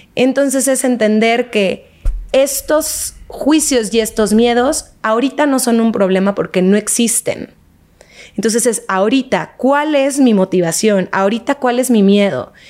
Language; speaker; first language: Spanish; native; Spanish